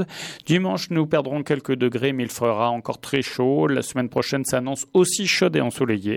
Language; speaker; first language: French; native; French